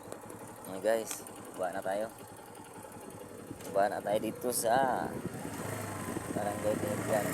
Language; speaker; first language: Filipino; non-native, local second language; Cebuano